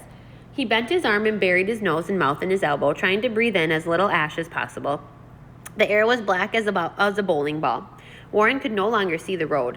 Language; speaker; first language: English; native; English